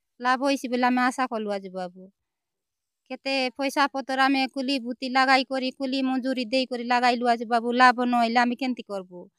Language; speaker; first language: Odia; non-native, local second language; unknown